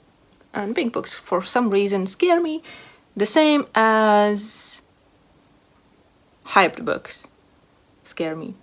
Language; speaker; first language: English; non-native, fluent; Latvian